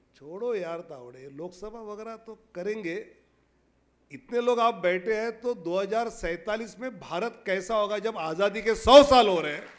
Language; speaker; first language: Hindi; non-native, local second language; Marathi